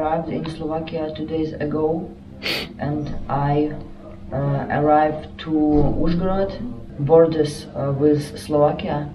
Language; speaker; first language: English; non-native, learner; Russian